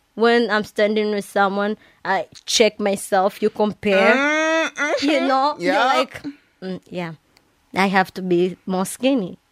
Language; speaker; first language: English; non-native, local second language; Swahili